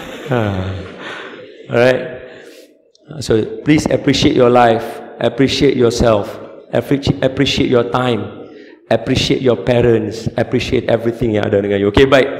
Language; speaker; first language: English; non-native, local second language; Malay